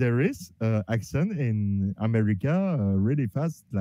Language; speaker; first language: English; non-native, learner; French